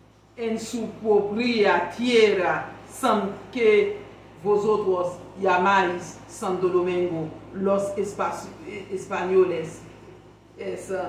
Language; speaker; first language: Spanish; non-native, learner; Haitian Creole